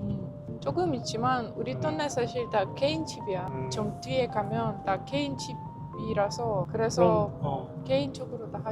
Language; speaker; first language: Korean; non-native, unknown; Ukrainian